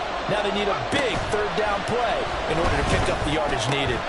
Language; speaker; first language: English; native; English